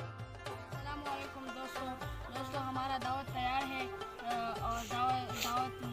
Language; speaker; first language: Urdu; non-native, local second language; Pashto